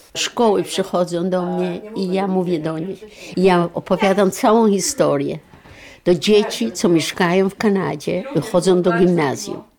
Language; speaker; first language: Polish; non-native, local second language; Yiddish